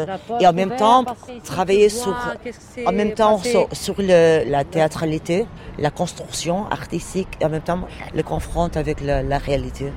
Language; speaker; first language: French; non-native, learner; Portuguese